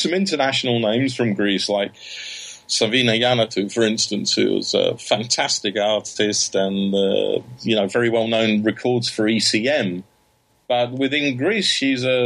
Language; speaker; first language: English; native; English